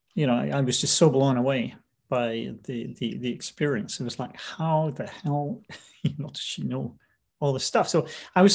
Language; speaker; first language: English; native; English